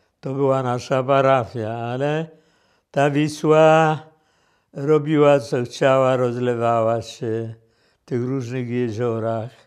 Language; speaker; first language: Polish; native; Polish